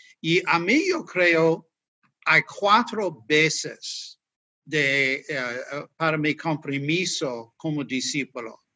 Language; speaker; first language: Spanish; non-native, fluent; English